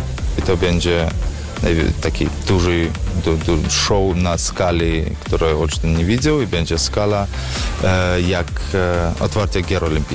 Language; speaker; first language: Polish; non-native, learner; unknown